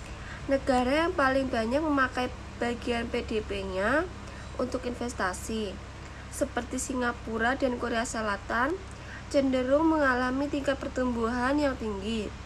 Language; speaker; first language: Indonesian; native; Indonesian